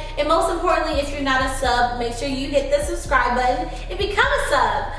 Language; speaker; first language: English; native; English